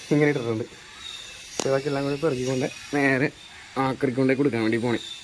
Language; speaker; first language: Malayalam; native; Malayalam